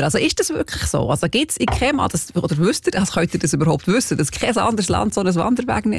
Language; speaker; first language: German; native; German